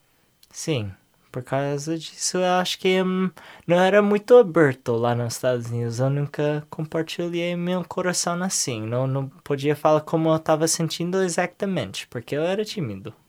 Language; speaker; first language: Portuguese; non-native, learner; English